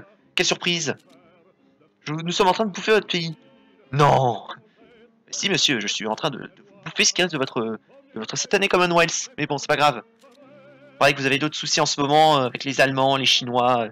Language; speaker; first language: French; native; French